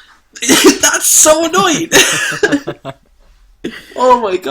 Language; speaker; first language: English; native; English